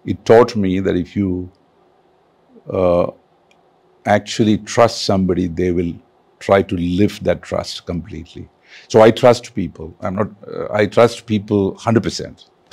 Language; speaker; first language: English; non-native, local second language; Malayalam